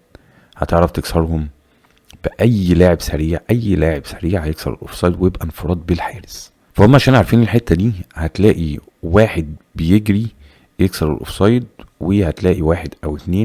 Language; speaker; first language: Arabic; native; Arabic